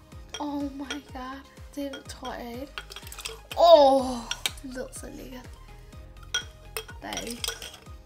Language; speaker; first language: Danish; early bilingual, other home language; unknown